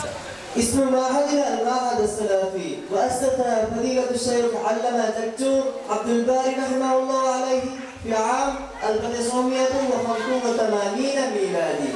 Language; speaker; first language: Arabic; non-native, learner; Bangla